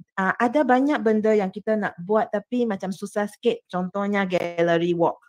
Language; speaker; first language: Malay; non-native, local second language; Chinese